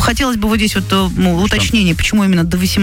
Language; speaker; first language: Russian; native; Russian